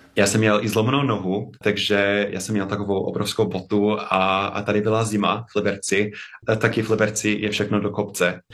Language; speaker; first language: Czech; non-native, fluent; English